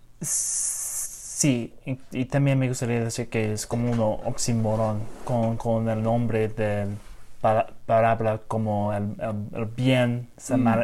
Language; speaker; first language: Spanish; non-native, learner; English